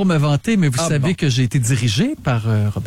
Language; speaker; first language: French; native; French